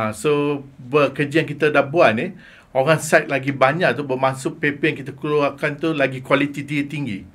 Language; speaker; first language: Malay; non-native, local second language; Tamil